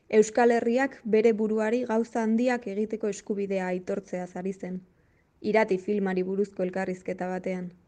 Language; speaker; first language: Basque; non-native, local second language; Spanish